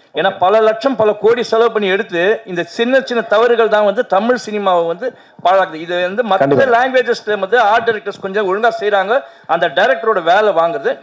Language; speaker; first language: Tamil; native; Tamil